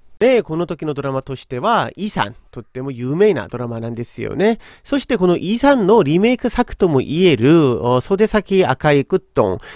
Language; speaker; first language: Japanese; non-native, fluent; Korean